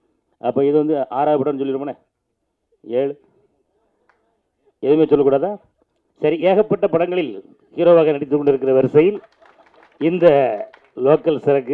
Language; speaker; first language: Tamil; native; Tamil